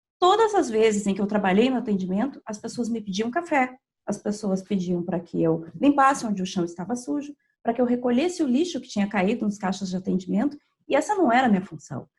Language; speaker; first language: Portuguese; native; Portuguese